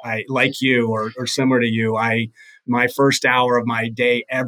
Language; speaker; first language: English; native; English